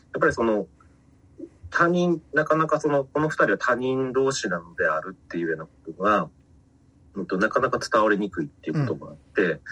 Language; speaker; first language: Japanese; native; Japanese